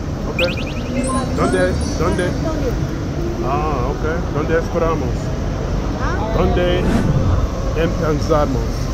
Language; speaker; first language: Spanish; non-native, learner; English